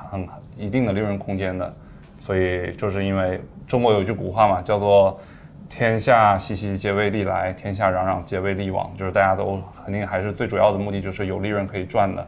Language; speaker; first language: Chinese; native; Chinese